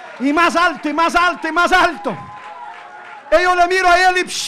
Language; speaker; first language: Spanish; non-native, fluent; Portuguese